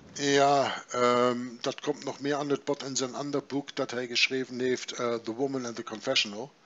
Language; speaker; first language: Dutch; non-native, fluent; German